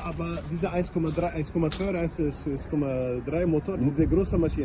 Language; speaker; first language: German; non-native, learner; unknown